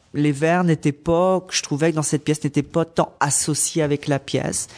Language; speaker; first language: French; native; French